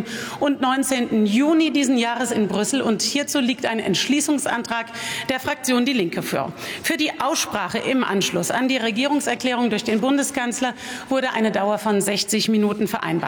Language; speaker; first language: German; native; German